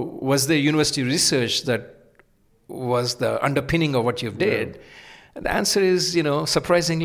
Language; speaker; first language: English; non-native, local second language; Telugu